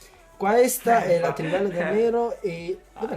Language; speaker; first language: Italian; early bilingual, other home language; Chinese